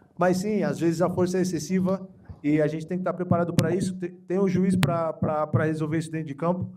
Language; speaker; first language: Portuguese; native; Portuguese